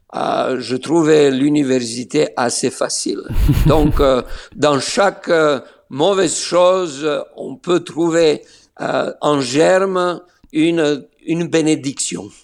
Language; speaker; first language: French; non-native, fluent; Serbian